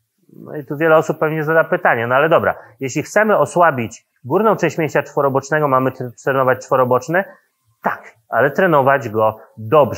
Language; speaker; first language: Polish; native; Polish